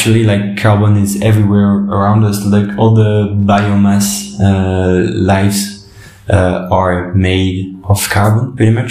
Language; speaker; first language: English; non-native, fluent; French